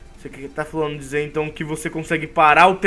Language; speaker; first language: Portuguese; native; Portuguese